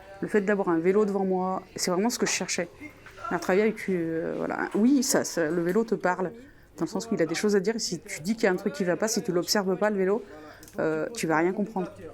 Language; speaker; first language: French; native; French